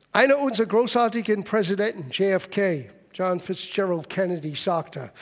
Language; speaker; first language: German; non-native, fluent; English